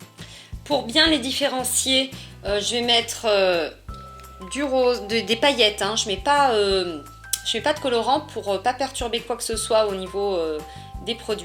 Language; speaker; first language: French; native; French